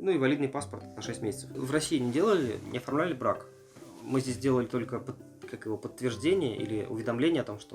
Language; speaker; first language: Russian; native; Russian